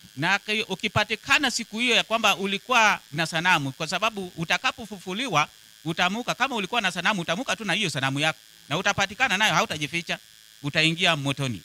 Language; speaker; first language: Swahili; non-native, local second language; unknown